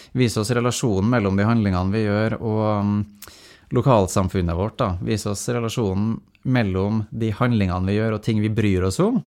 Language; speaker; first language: Norwegian; native; Norwegian